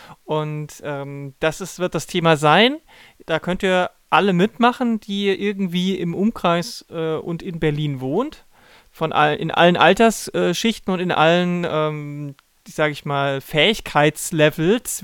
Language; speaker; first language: German; native; German